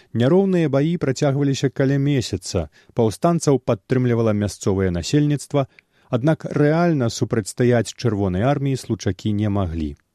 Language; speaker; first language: Belarusian; native; Belarusian